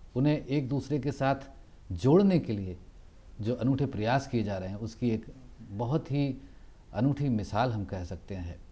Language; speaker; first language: Hindi; native; Hindi